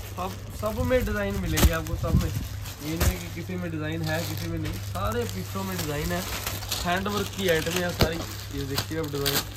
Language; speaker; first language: Hindi; non-native, local second language; Punjabi